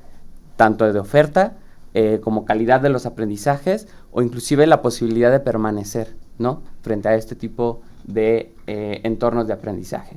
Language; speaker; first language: Spanish; native; Spanish